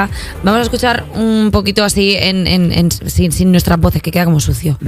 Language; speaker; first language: Spanish; native; Spanish